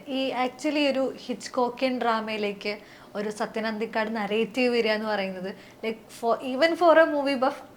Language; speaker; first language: Malayalam; native; Malayalam